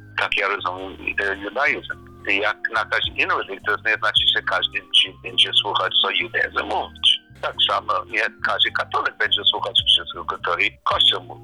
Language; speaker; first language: Polish; non-native, learner; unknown